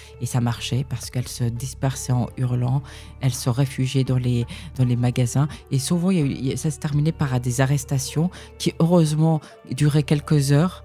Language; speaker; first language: French; early bilingual, other home language; Persian